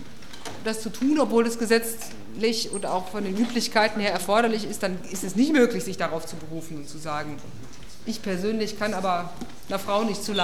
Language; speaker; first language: German; native; German